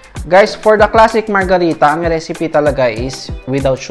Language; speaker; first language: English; non-native, local second language; Filipino